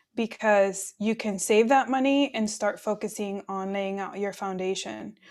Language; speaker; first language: English; early bilingual, other home language; Spanish